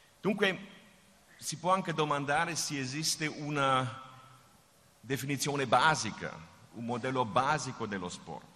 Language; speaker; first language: Italian; non-native, fluent; German